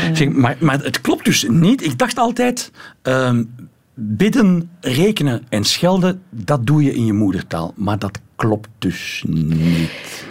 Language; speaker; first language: Dutch; native; Dutch